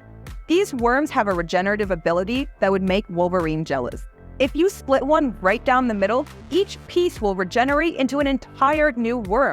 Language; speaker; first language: English; native; English